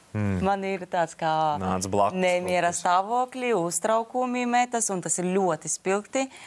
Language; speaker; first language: Latvian; non-native, local second language; Russian